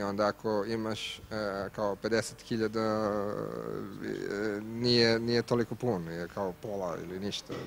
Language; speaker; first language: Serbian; non-native, learner; Italian